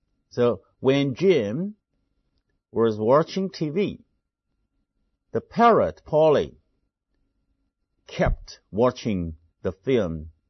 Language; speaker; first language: English; non-native, fluent; Chinese